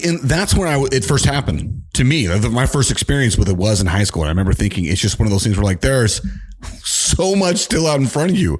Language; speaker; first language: English; native; English